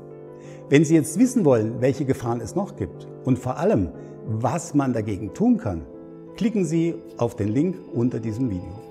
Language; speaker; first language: German; native; German